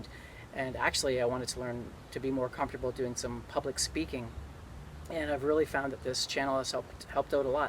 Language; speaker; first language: English; native; English